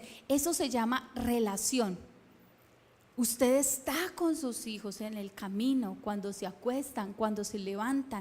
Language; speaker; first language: Spanish; native; Spanish